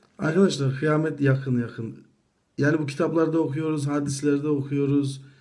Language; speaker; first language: Turkish; native; Turkish